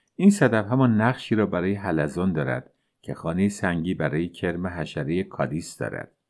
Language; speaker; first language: Persian; native; Persian